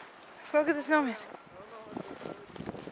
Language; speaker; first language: English; native; English